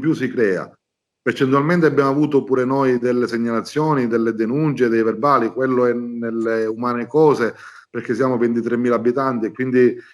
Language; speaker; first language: Italian; native; Italian